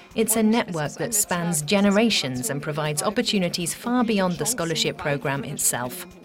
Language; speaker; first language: English; non-native, fluent; Turkish